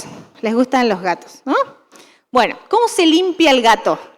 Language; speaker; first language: Spanish; native; Spanish